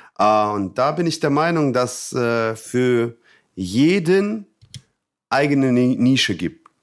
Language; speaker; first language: German; non-native, fluent; Russian